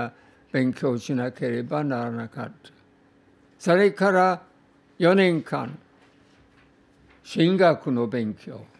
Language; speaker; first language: Japanese; non-native, fluent; English